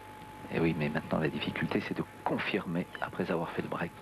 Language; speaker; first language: French; native; French